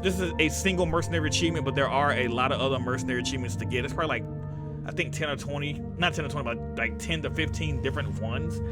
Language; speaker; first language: English; native; English